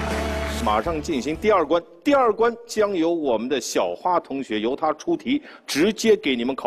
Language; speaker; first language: Chinese; native; Chinese